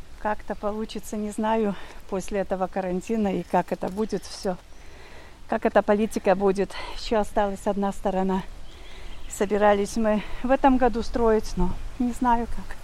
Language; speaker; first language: Russian; non-native, local second language; Polish